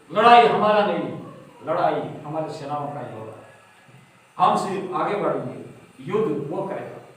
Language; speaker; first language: Hindi; non-native, local second language; Bangla